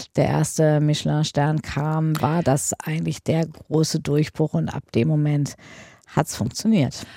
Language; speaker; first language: German; native; German